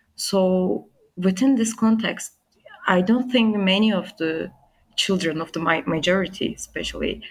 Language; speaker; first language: English; non-native, fluent; Turkish